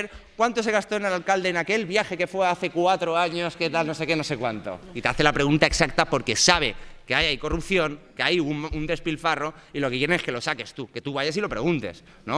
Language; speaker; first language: Spanish; native; Spanish